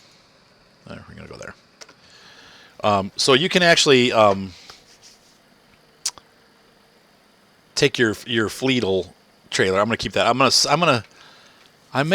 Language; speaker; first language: English; native; English